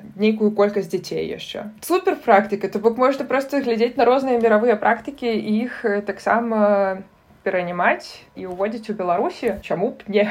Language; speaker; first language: Belarusian; non-native, local second language; Russian